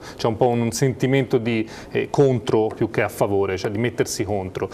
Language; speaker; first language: Italian; native; Italian